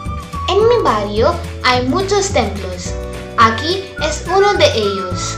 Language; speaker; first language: Spanish; non-native, learner; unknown